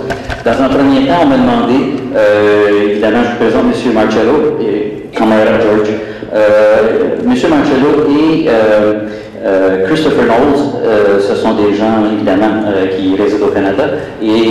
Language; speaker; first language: French; native; French